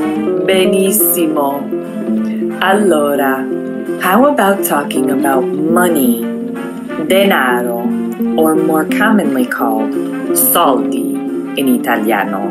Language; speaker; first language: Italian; non-native, fluent; English